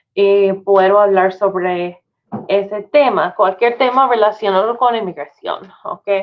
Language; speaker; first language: Spanish; non-native, fluent; English